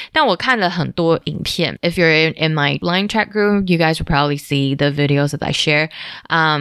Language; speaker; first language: English; non-native, fluent; Chinese